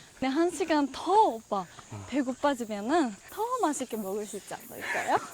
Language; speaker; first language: Korean; non-native, learner; Japanese